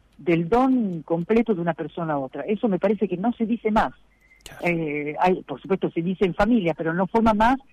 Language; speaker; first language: Spanish; non-native, fluent; Italian